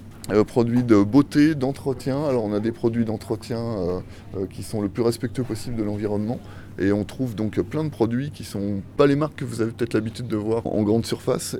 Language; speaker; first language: French; native; French